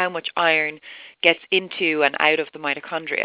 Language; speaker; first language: English; native; English